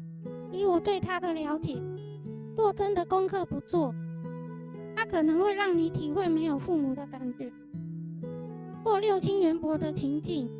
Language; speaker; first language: Chinese; native; Chinese